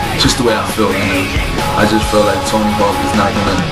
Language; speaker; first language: English; native; English